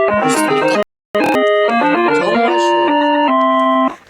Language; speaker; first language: Korean; native; Korean